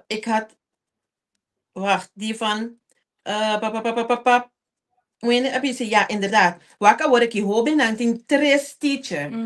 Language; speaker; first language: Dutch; non-native, local second language; Papiamento